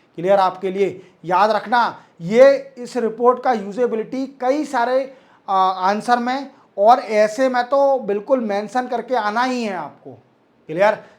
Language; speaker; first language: Hindi; native; Hindi